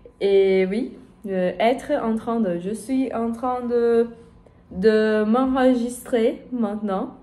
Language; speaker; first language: French; non-native, learner; Portuguese